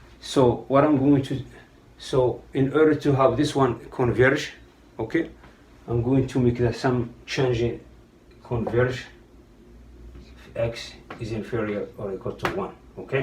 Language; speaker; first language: English; non-native, fluent; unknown